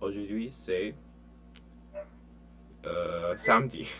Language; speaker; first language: French; non-native, fluent; English